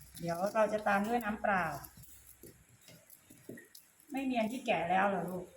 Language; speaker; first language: Thai; native; Thai